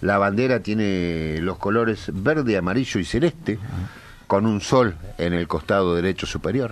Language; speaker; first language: Spanish; native; Spanish